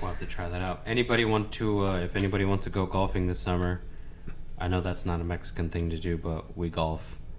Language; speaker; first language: English; early bilingual, other home language; Spanish